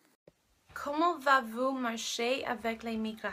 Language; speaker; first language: French; non-native, learner; English